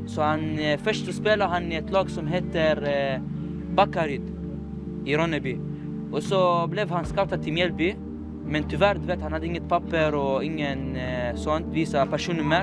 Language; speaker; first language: Swedish; early bilingual, other home language; Arabic